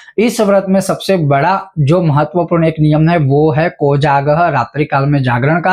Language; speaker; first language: Hindi; native; Hindi